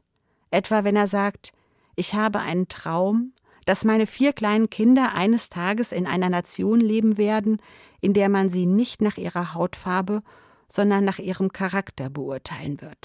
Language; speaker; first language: German; native; German